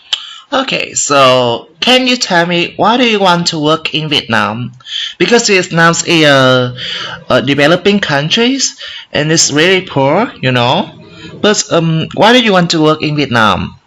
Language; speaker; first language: English; non-native, learner; Vietnamese